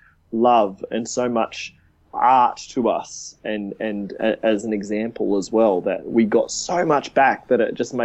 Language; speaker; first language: English; native; English